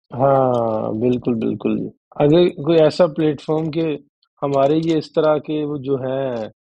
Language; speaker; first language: Urdu; non-native, local second language; Punjabi